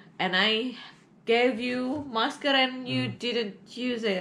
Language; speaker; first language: English; non-native, learner; Indonesian